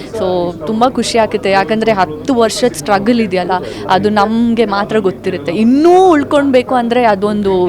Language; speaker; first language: Kannada; non-native, local second language; Tulu